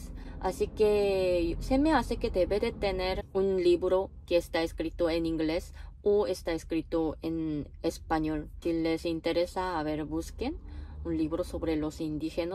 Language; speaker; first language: Spanish; non-native, fluent; Korean